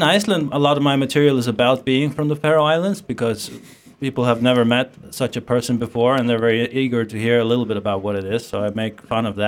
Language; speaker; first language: English; non-native, fluent; Faroese